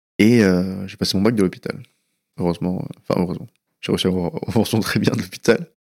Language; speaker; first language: French; early bilingual, other home language; Persian